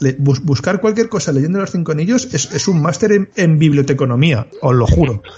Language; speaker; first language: Spanish; native; Spanish